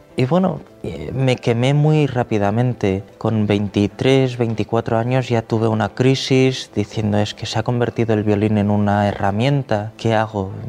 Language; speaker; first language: Spanish; early bilingual, other home language; Korean